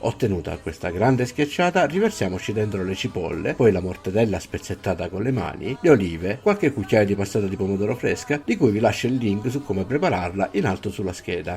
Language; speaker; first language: Italian; native; Italian